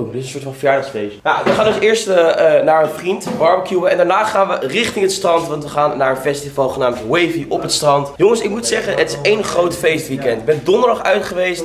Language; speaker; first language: Dutch; native; Dutch